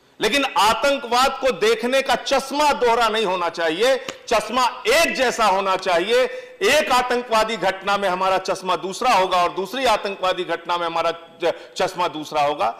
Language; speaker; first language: Hindi; native; Hindi